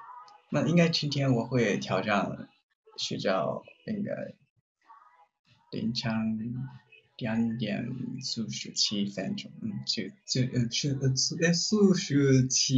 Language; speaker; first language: Chinese; non-native, learner; Japanese